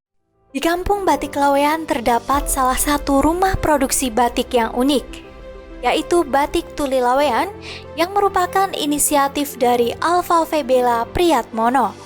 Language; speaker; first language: Indonesian; native; Indonesian